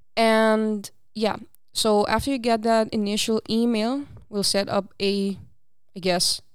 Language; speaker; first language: English; non-native, fluent; Papiamento